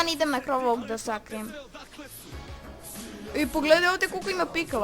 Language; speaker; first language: Croatian; native; Croatian